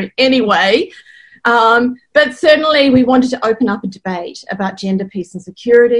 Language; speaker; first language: English; native; English